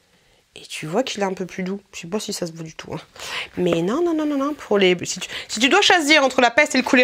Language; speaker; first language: French; native; French